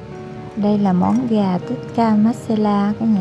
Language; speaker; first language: Vietnamese; native; Vietnamese